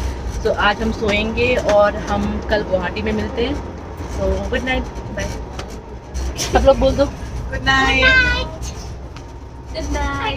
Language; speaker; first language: Hindi; native; Hindi